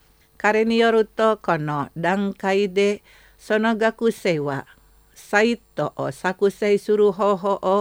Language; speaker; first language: Japanese; non-native, learner; Indonesian